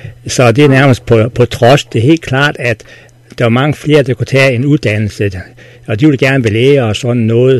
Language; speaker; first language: Danish; native; Danish